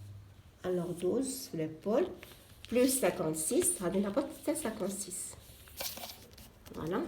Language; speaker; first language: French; non-native, local second language; Arabic